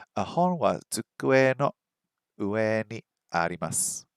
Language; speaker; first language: Japanese; non-native, learner; English